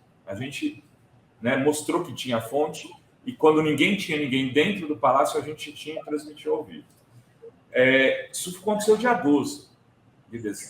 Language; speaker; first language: Portuguese; native; Portuguese